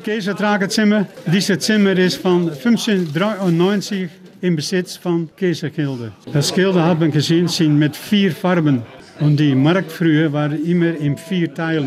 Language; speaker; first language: German; non-native, learner; Dutch